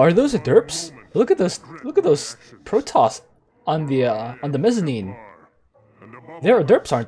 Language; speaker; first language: English; native; English